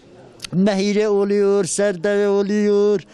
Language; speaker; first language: Turkish; non-native, local second language; Kurdish